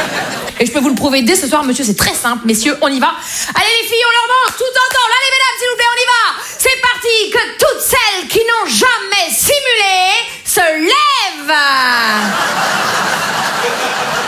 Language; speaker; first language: French; native; French